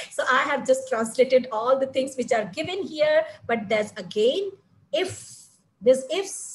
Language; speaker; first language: Hindi; non-native, local second language; Malayalam